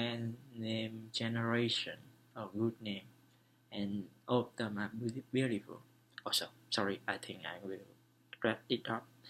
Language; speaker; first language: English; non-native, learner; Vietnamese